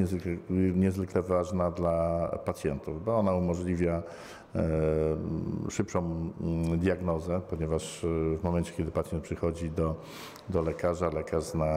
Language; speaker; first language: Polish; native; Polish